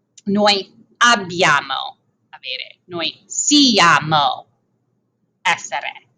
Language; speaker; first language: Italian; non-native, fluent; English